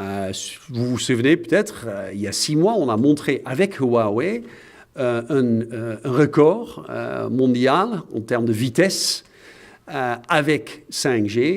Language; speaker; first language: French; non-native, fluent; Dutch